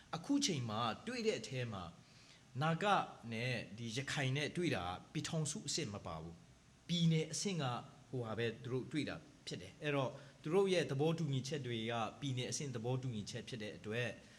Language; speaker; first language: Burmese; non-native, local second language; Hakha Chin